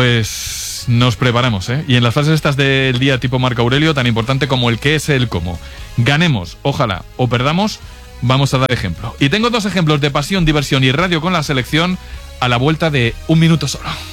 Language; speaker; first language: Spanish; native; Spanish